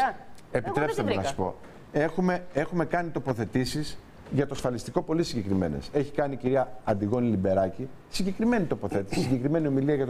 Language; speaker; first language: Greek; native; Greek